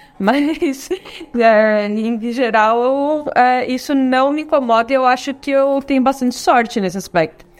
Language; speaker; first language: Portuguese; native; Portuguese